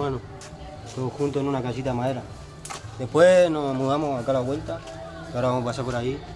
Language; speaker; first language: Spanish; native; Spanish